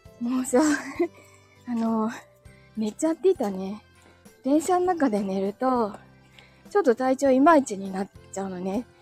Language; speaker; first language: Japanese; native; Japanese